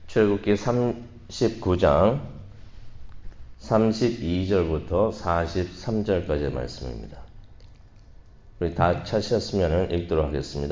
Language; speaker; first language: Korean; native; Korean